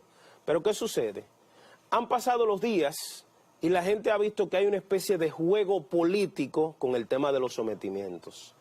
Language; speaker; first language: Spanish; native; Spanish